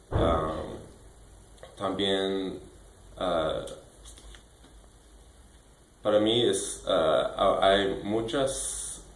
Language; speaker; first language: Spanish; non-native, learner; English